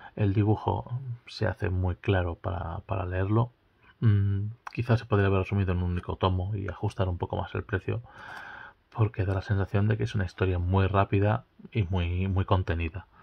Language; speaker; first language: Spanish; native; Spanish